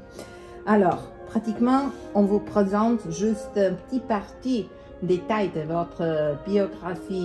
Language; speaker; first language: French; non-native, learner; Serbian